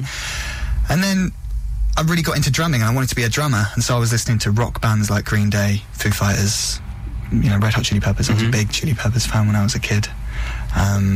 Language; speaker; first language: English; native; English